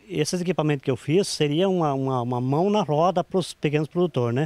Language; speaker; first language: Portuguese; native; Portuguese